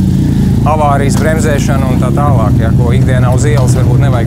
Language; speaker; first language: Latvian; native; Latvian